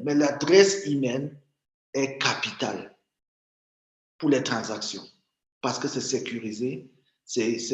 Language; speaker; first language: French; non-native, fluent; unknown